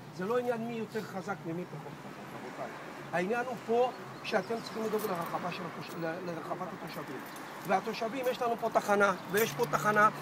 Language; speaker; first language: Hebrew; native; Hebrew